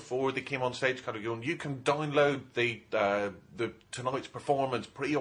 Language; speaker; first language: English; native; English